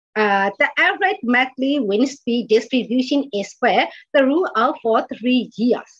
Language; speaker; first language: English; non-native, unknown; Burmese